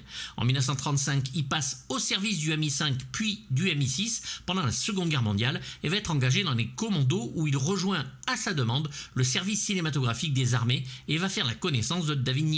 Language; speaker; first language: French; native; French